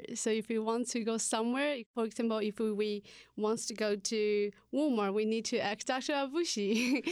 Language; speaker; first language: English; non-native, learner; Chinese